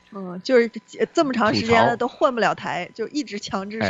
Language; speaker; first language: Chinese; native; Chinese